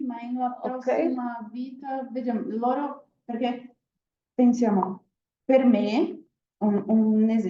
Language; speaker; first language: Italian; non-native, learner; Portuguese